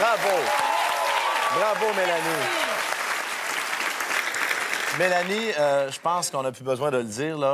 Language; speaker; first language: French; native; French